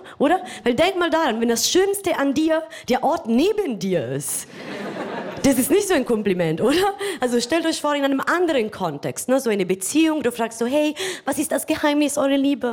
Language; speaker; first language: German; non-native, fluent; Italian